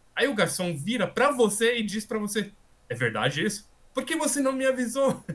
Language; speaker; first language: Portuguese; non-native, fluent; German